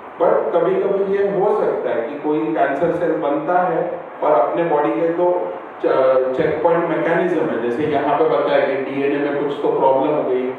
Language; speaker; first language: Hindi; non-native, local second language; Marathi